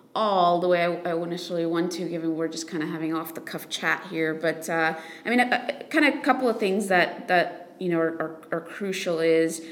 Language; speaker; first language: English; native; English